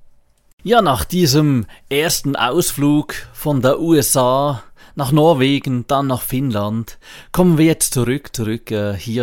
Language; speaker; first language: German; native; German